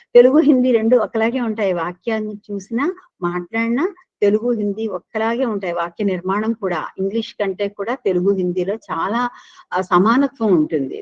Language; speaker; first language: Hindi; non-native, local second language; Telugu